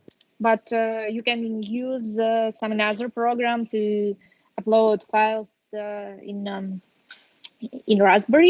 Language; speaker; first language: English; non-native, fluent; Russian